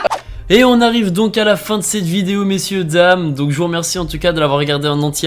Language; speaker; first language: French; native; French